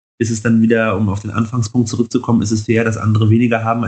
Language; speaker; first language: German; native; German